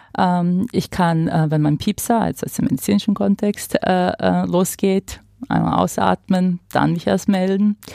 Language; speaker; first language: German; non-native, fluent; Croatian